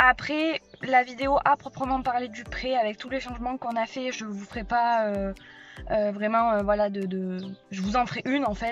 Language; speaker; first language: French; native; French